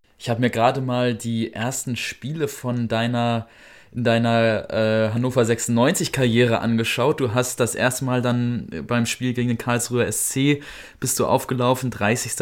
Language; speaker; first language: German; native; German